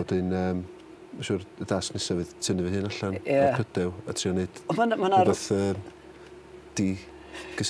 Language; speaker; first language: Welsh; native; Welsh